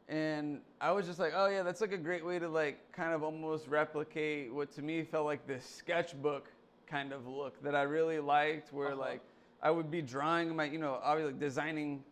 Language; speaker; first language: English; native; English